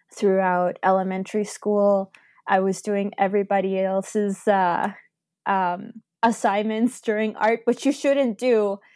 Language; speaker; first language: English; early bilingual, other home language; Spanish